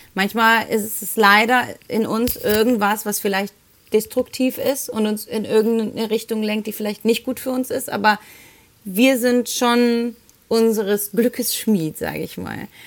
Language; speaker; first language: German; early bilingual, other home language; Spanish